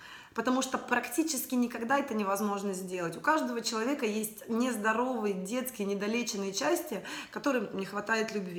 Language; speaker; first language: Russian; native; Russian